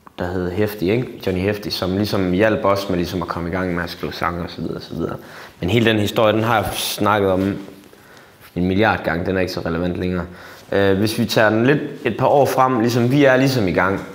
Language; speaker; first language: Danish; native; Danish